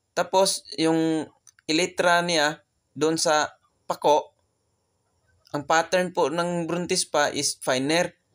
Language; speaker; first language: Filipino; non-native, local second language; Cebuano